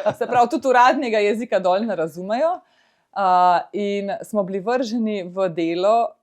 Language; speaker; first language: Slovenian; native; Slovenian